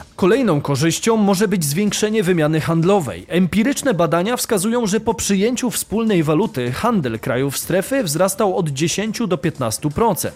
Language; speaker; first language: Polish; native; Polish